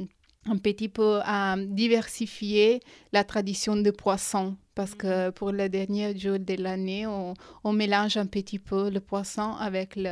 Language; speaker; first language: French; non-native, fluent; Italian